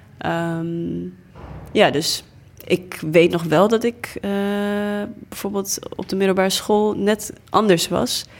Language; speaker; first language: Dutch; early bilingual, other home language; English